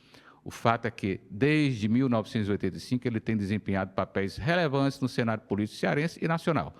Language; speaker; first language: Portuguese; native; Portuguese